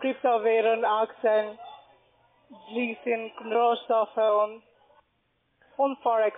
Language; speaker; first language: German; non-native, learner; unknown